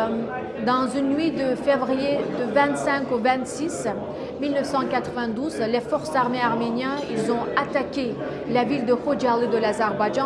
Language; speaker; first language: French; non-native, fluent; Azerbaijani